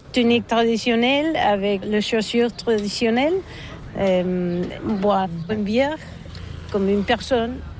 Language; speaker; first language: French; non-native, learner; Catalan